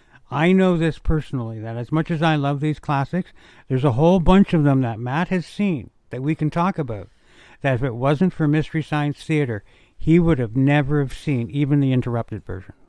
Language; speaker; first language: English; native; English